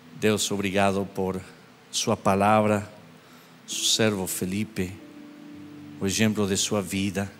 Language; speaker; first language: Portuguese; non-native, learner; English